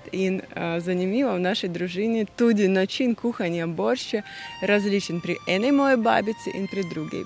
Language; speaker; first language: Slovenian; non-native, fluent; Russian